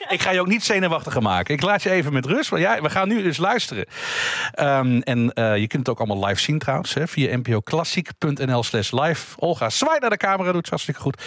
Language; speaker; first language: Dutch; native; Dutch